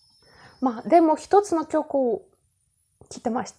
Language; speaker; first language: Japanese; non-native, learner; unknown